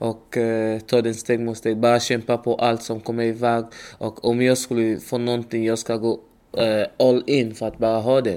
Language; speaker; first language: Swedish; non-native, learner; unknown